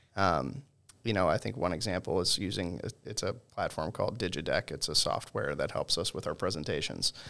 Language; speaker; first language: English; native; English